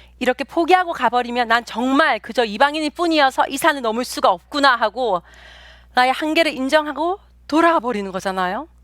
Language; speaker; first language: Korean; native; Korean